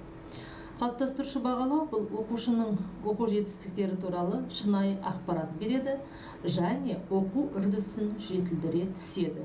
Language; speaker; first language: Kazakh; native; Kazakh